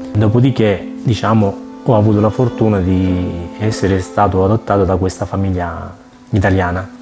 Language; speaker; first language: Italian; early bilingual, other home language; Spanish